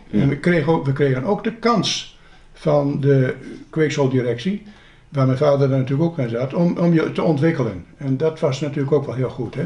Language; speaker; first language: Dutch; native; Dutch